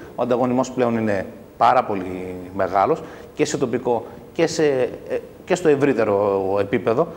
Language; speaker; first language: Greek; native; Greek